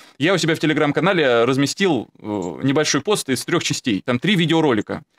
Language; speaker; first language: Russian; native; Russian